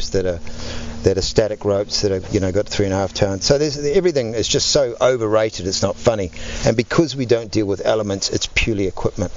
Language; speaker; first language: English; native; English